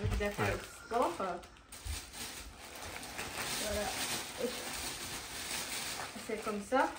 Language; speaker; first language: French; non-native, learner; Japanese